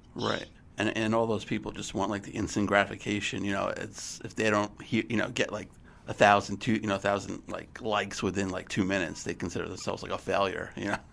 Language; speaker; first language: English; native; English